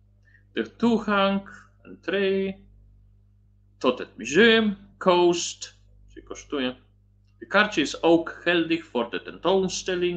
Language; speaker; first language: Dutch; non-native, learner; Polish